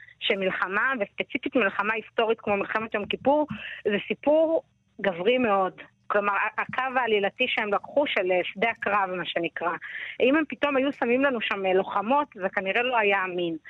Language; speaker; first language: Hebrew; native; Hebrew